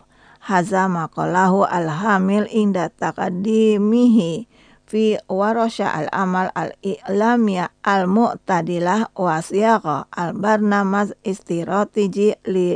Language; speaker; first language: Arabic; non-native, fluent; Indonesian